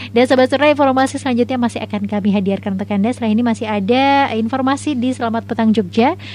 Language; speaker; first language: Indonesian; native; Indonesian